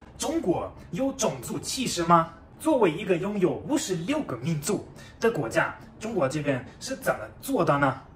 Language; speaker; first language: Chinese; non-native, fluent; German